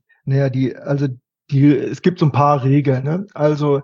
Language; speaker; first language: German; native; German